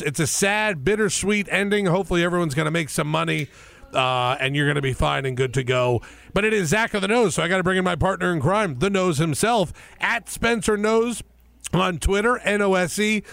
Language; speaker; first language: English; native; English